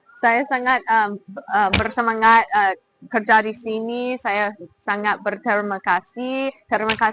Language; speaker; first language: Indonesian; non-native, fluent; English